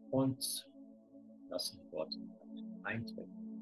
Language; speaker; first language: German; native; German